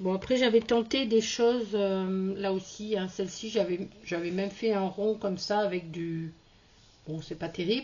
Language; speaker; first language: French; native; French